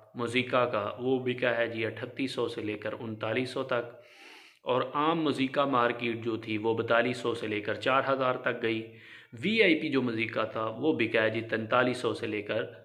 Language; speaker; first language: Urdu; non-native, local second language; Punjabi